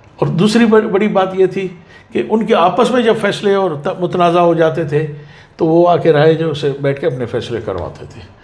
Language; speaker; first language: Urdu; non-native, local second language; Baluchi